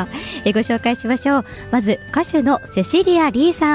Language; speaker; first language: Japanese; native; Japanese